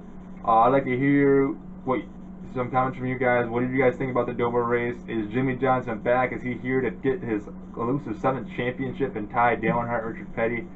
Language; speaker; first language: English; native; English